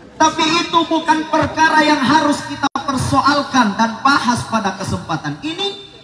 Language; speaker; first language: Indonesian; non-native, local second language; Buginese